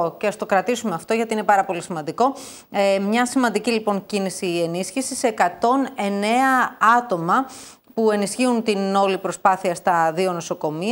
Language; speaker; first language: Greek; native; Greek